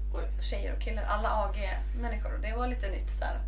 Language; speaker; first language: Swedish; non-native, fluent; Icelandic